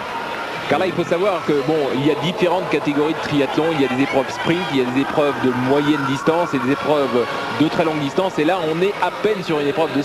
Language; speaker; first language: French; native; French